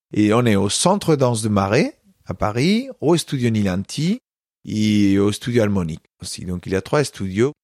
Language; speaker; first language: French; non-native, fluent; Spanish